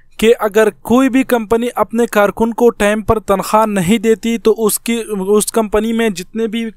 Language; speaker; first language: Urdu; non-native, local second language; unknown